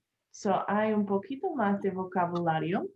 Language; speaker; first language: Spanish; non-native, learner; English